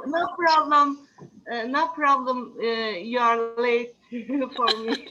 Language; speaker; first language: English; non-native, learner; Turkish